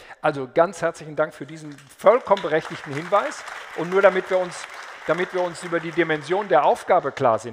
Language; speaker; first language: German; native; German